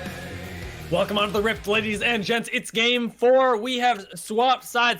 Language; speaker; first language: English; native; English